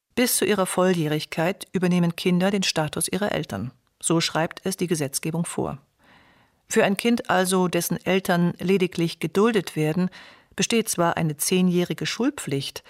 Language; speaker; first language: German; native; German